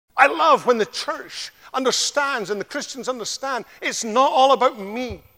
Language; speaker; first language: English; native; English